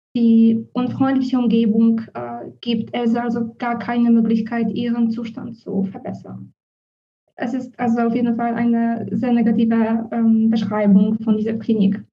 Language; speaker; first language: German; non-native, fluent; Polish